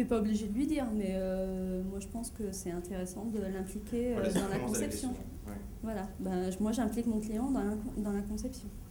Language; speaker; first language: French; native; French